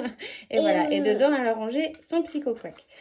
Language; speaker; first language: French; native; French